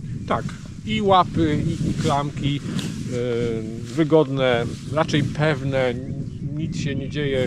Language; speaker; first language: Polish; native; Polish